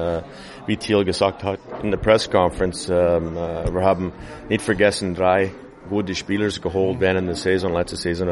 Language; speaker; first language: German; non-native, fluent; English